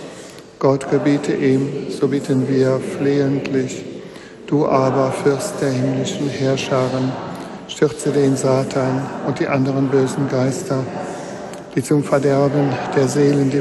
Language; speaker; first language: German; native; German